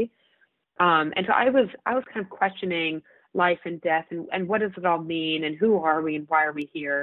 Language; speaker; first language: English; native; English